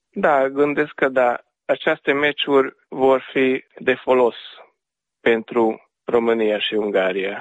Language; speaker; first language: Romanian; non-native, learner; Hungarian